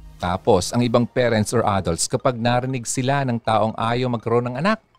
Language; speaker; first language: Filipino; non-native, local second language; Bikol